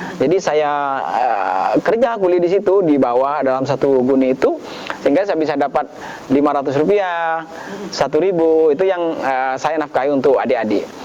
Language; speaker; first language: Indonesian; non-native, local second language; Madurese